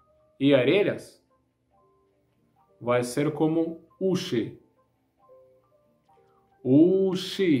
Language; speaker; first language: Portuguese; non-native, learner; Russian